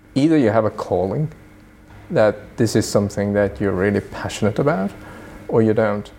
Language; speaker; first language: English; early bilingual, other home language; Swedish